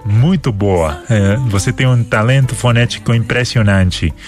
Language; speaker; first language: Portuguese; non-native, fluent; Spanish